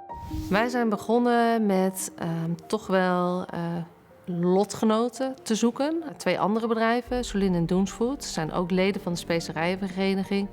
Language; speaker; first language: Dutch; native; Dutch